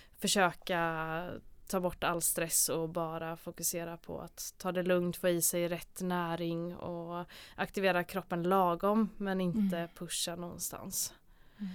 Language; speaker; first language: Swedish; native; Swedish